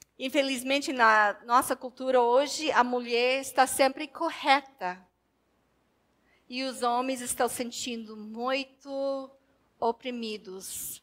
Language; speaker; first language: Portuguese; non-native, fluent; English